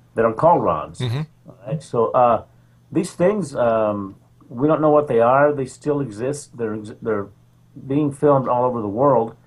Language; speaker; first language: English; native; English